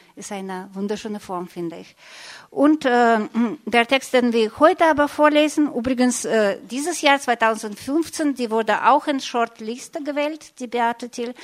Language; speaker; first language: German; non-native, fluent; Russian